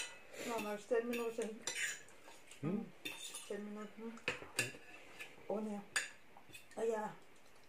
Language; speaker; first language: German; non-native, learner; Thai